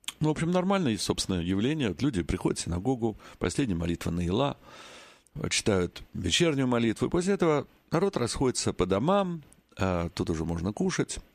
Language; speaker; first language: Russian; native; Russian